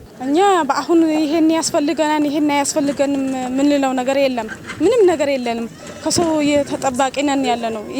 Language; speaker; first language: Amharic; non-native, local second language; Tigrinya